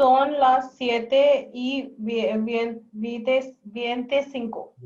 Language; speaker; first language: Spanish; non-native, learner; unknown